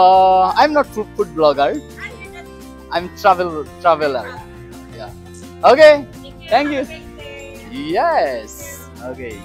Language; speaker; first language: English; non-native, learner; Bangla